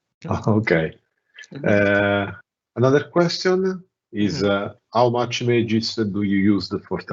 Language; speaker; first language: English; non-native, learner; Italian